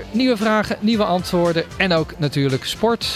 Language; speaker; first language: Dutch; native; Dutch